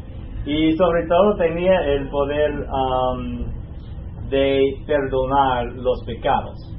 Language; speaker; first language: Spanish; non-native, fluent; English